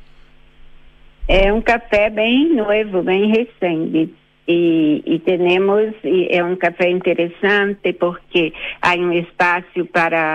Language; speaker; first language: Spanish; non-native, fluent; Portuguese